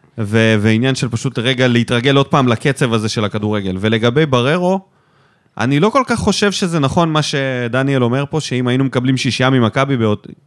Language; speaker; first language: Hebrew; native; Hebrew